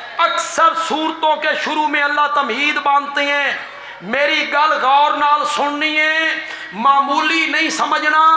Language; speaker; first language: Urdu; non-native, local second language; Punjabi